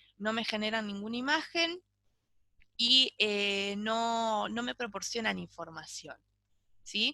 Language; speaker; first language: Spanish; native; Spanish